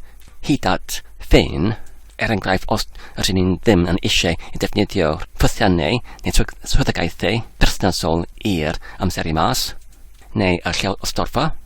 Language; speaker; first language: Welsh; non-native, learner; English